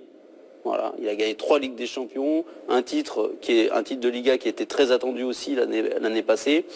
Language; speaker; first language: French; native; French